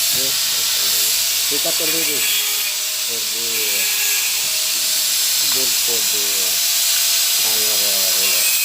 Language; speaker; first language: English; non-native, local second language; Filipino